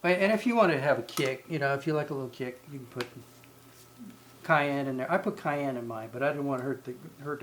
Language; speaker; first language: English; native; English